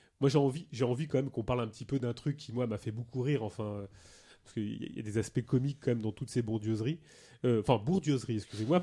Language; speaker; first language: French; native; French